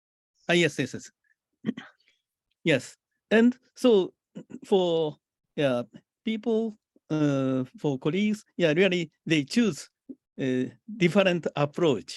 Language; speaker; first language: English; non-native, fluent; Japanese